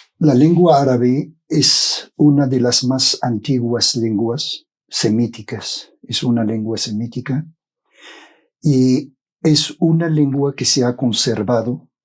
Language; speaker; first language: Spanish; non-native, fluent; Arabic